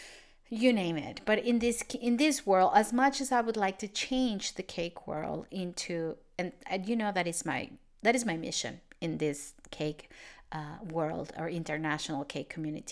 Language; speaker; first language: English; non-native, fluent; Spanish